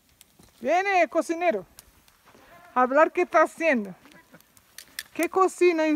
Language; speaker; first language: Spanish; non-native, learner; Portuguese